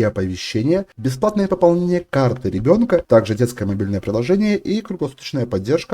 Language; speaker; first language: Russian; native; Russian